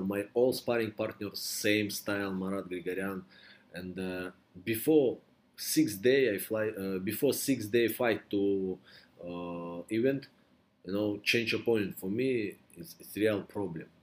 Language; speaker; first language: English; non-native, learner; Russian